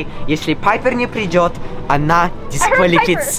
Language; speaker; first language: Russian; early bilingual, heritage; Russian